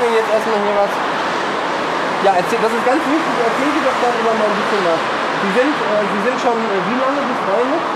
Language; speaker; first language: German; native; German